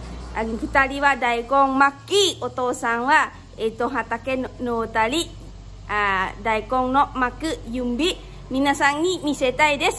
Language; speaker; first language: Japanese; non-native, learner; Lao